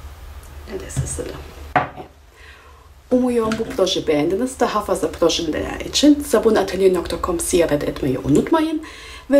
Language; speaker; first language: Turkish; non-native, fluent; German